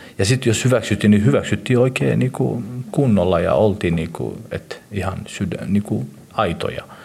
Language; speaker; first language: Finnish; early bilingual, other home language; Somali